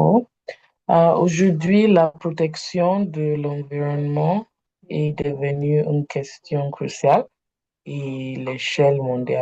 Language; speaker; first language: French; non-native, learner; Igbo